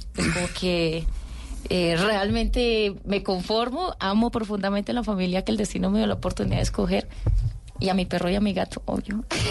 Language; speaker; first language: Spanish; native; Spanish